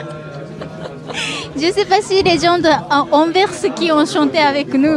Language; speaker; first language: French; non-native, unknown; Japanese